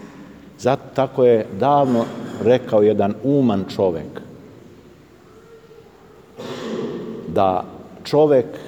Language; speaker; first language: Serbian; native; Serbian